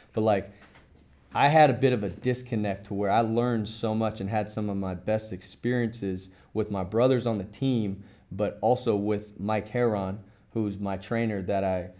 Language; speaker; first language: English; native; English